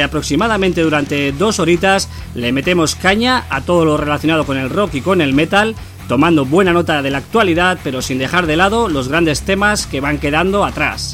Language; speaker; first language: Spanish; native; Spanish